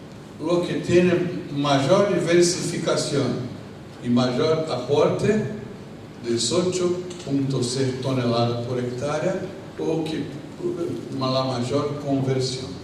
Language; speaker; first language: Spanish; non-native, fluent; Portuguese